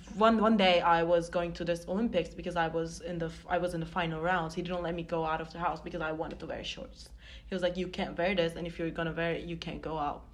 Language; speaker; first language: English; non-native, fluent; Turkish